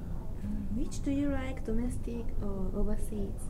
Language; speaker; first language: English; non-native, learner; Japanese